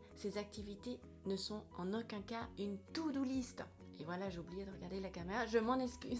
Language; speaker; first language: French; native; French